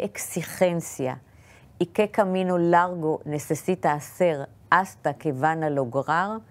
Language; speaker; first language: Spanish; non-native, fluent; Hebrew